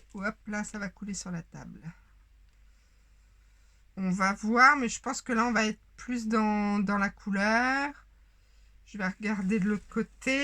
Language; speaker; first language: French; native; French